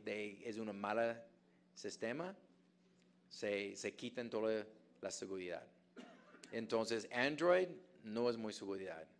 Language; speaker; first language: Spanish; non-native, fluent; English